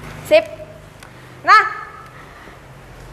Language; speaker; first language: English; non-native, learner; Indonesian